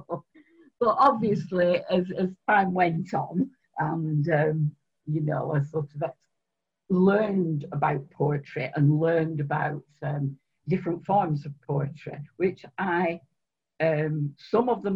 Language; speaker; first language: English; native; English